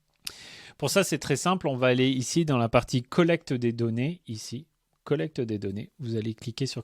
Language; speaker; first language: French; native; French